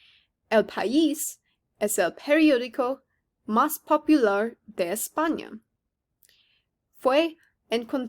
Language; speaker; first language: Spanish; non-native, learner; English